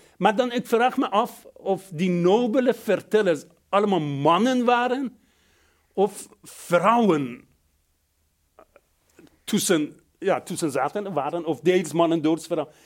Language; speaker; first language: Dutch; non-native, fluent; Persian